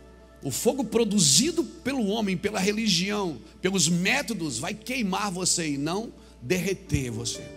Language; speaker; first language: Portuguese; native; Portuguese